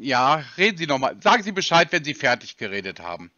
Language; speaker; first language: German; native; German